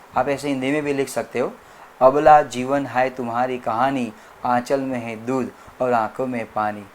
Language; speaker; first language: Hindi; non-native, local second language; Gujarati